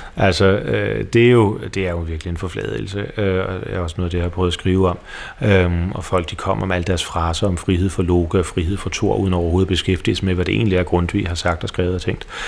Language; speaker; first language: Danish; native; Danish